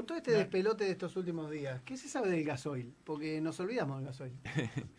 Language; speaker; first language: Spanish; native; Spanish